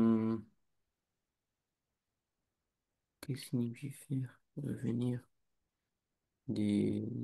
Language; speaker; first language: French; non-native, learner; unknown